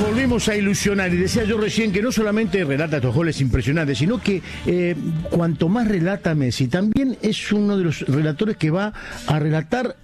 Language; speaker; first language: Spanish; native; Spanish